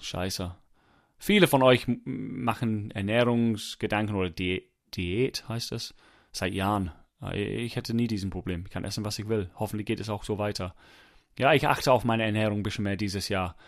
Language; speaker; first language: German; non-native, fluent; English